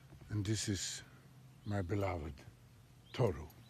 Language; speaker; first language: English; non-native, fluent; Swedish